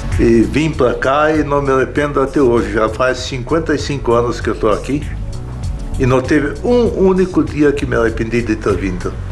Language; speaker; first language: Portuguese; non-native, fluent; German